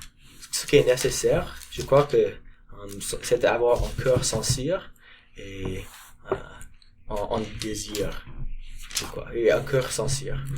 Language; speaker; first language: French; non-native, learner; English